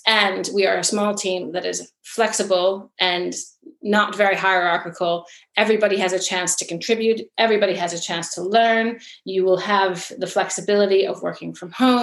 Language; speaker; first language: English; native; English